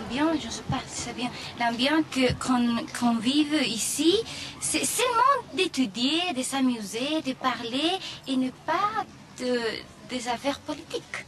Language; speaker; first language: French; non-native, fluent; Spanish